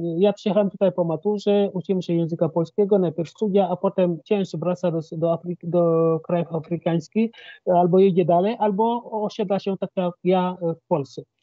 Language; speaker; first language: Polish; non-native, fluent; Wolof